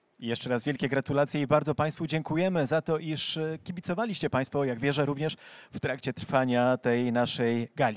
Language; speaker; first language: Polish; native; Polish